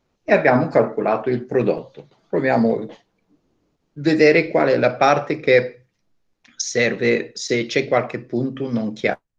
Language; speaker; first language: Italian; non-native, fluent; Bulgarian